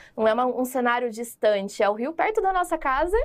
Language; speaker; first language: Portuguese; native; Portuguese